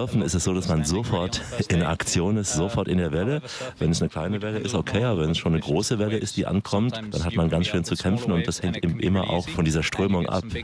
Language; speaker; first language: German; native; German